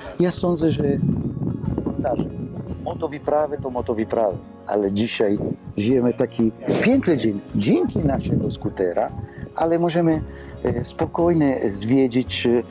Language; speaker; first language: Polish; non-native, fluent; Italian